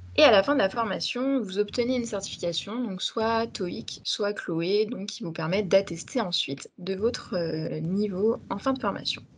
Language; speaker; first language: French; native; French